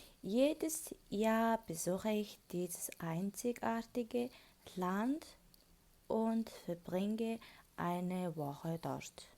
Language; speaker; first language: German; non-native, fluent; Mongolian